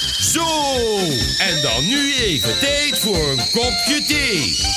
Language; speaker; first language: Dutch; native; Dutch